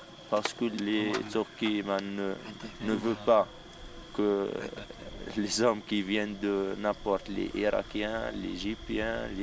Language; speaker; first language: French; non-native, local second language; Arabic